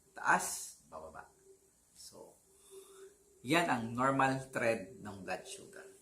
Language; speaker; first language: Filipino; native; Filipino